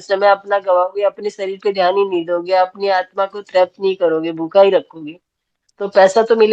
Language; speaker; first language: Hindi; native; Hindi